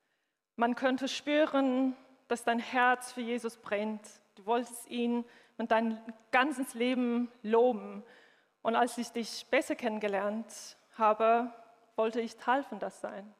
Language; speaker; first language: German; non-native, fluent; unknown